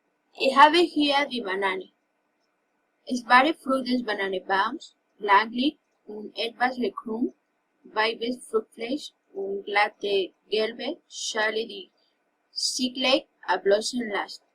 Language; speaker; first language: German; non-native, learner; Spanish